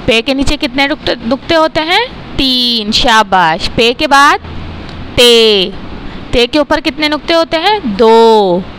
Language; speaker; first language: Urdu; non-native, local second language; Punjabi